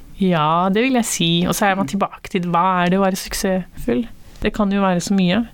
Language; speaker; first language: Norwegian; early bilingual, other home language; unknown